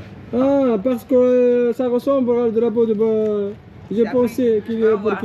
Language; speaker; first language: French; non-native, learner; Arabic